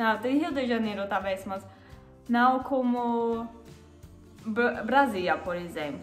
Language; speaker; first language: Portuguese; non-native, learner; German